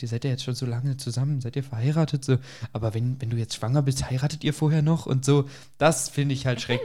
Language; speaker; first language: German; native; German